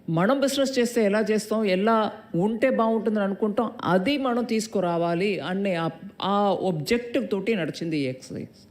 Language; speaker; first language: Telugu; non-native, local second language; Tamil